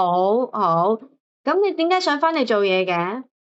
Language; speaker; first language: Cantonese; native; Cantonese